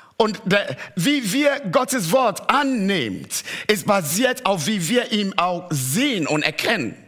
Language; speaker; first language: German; non-native, fluent; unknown